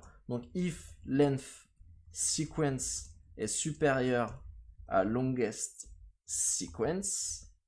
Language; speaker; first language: French; native; French